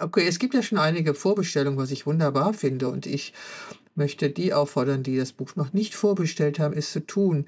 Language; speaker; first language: German; native; German